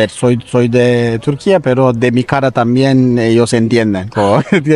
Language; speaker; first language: Spanish; non-native, learner; Turkish